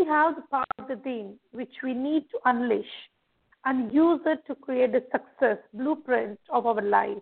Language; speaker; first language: English; non-native, local second language; Marathi